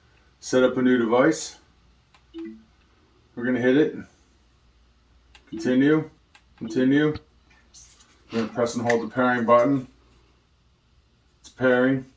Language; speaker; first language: English; native; English